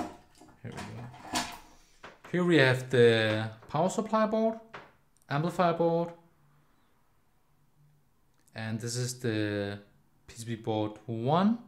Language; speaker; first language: English; non-native, fluent; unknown